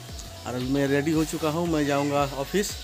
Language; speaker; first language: Hindi; native; Hindi